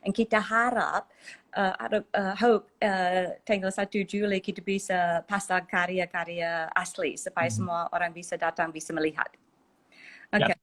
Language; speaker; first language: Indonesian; non-native, fluent; English